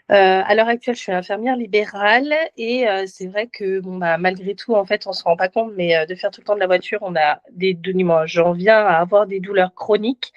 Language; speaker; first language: French; native; French